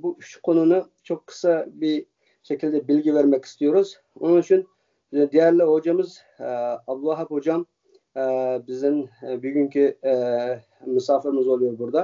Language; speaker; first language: Turkish; early bilingual, heritage; Uyghur